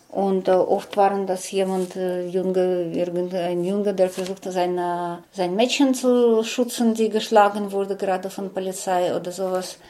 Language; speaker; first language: German; non-native, fluent; Russian